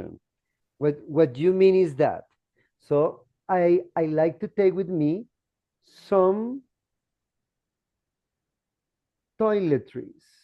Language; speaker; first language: English; non-native, fluent; Spanish